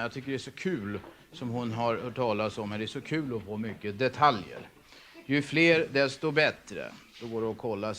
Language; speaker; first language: Swedish; native; Swedish